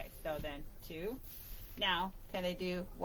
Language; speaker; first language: English; native; English